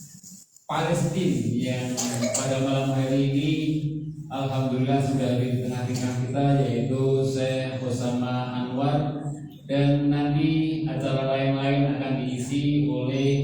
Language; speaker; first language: Indonesian; native; Indonesian